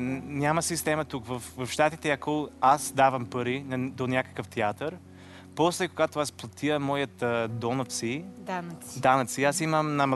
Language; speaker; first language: Bulgarian; non-native, learner; English